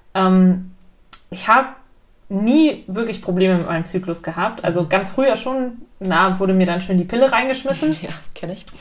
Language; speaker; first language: German; native; German